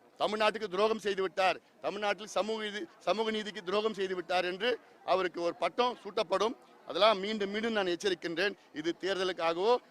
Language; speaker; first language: Tamil; native; Tamil